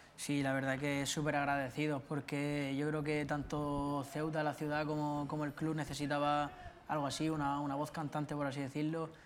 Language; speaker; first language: Spanish; native; Spanish